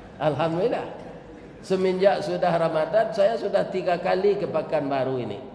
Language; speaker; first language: Malay; non-native, local second language; Minangkabau